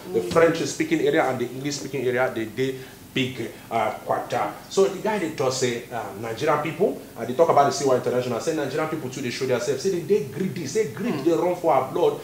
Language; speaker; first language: Nigerian Pidgin; non-native, local second language; Igbo